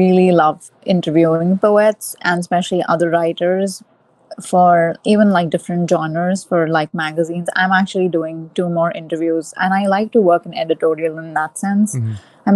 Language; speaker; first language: English; non-native, local second language; Hindi